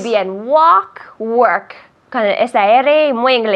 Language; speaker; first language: Spanish; non-native, fluent; English